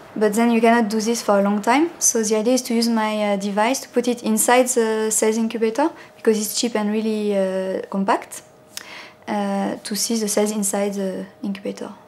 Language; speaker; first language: English; non-native, fluent; French